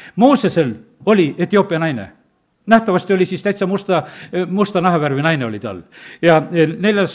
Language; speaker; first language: Estonian; native; Estonian